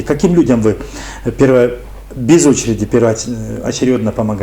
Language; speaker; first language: Russian; native; Russian